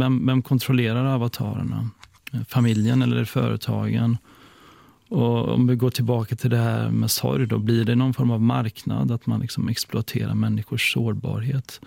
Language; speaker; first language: Swedish; native; Swedish